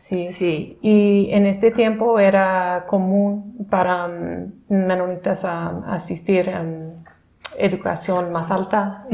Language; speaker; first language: Spanish; non-native, fluent; English